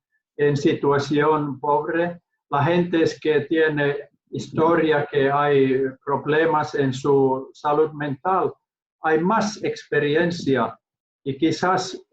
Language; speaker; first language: Spanish; non-native, learner; Finnish